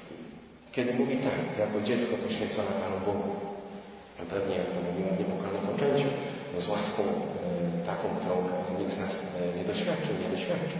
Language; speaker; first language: Polish; native; Polish